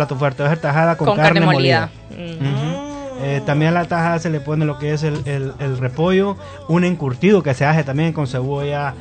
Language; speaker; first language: Spanish; native; Spanish